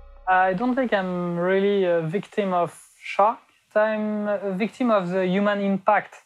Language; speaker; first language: English; non-native, fluent; French